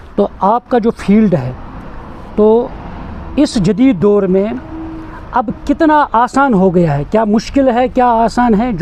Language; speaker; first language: Hindi; non-native, local second language; Kashmiri